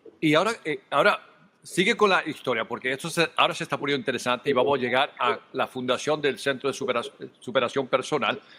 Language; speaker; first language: Spanish; early bilingual, heritage; Spanish